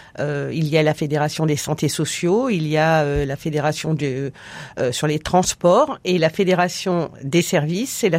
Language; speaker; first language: French; native; French